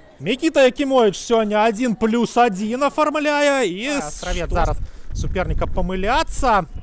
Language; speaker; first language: Belarusian; native; Belarusian